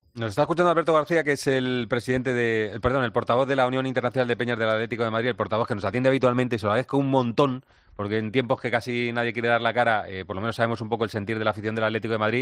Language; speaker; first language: Spanish; native; Spanish